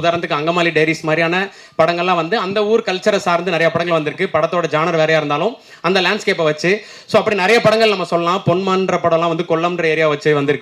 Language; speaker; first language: Tamil; native; Tamil